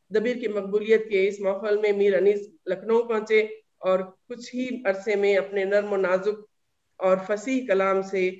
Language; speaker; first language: Urdu; native; Urdu